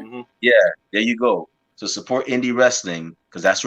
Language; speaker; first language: English; native; English